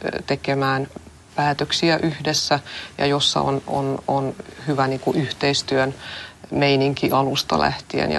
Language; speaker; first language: Finnish; non-native, local second language; Swedish